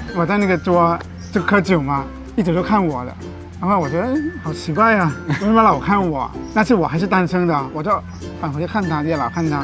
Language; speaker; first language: Chinese; non-native, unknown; Thai